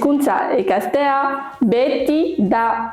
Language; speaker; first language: Basque; non-native, learner; Arabic